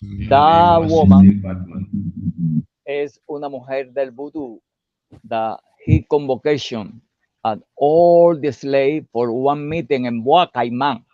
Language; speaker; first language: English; non-native, learner; Portuguese